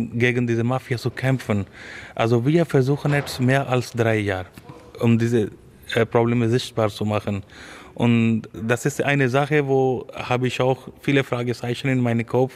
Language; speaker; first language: German; non-native, learner; Urdu